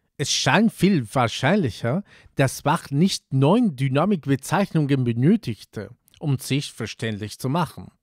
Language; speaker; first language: German; non-native, fluent; Spanish